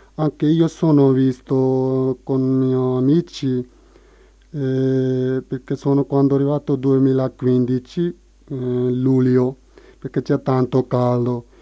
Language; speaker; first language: Italian; non-native, learner; Punjabi